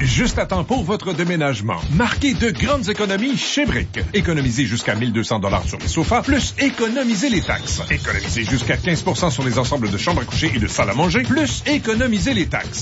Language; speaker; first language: French; native; French